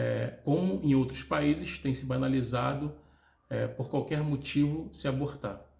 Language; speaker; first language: Portuguese; native; Portuguese